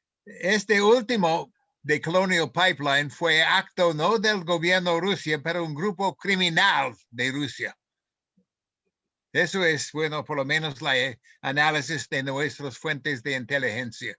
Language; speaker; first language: Spanish; non-native, fluent; English